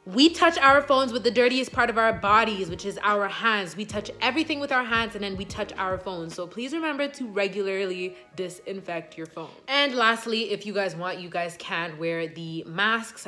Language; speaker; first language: English; native; English